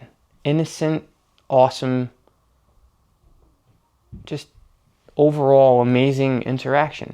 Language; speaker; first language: English; native; English